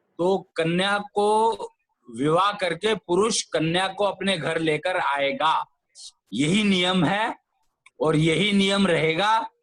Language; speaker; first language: Hindi; native; Hindi